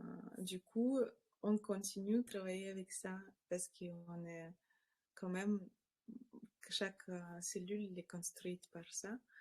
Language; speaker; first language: French; non-native, learner; Russian